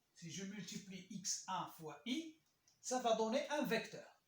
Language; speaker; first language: French; non-native, local second language; Arabic